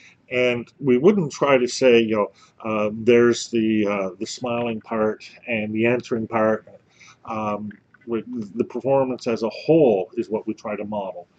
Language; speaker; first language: English; native; English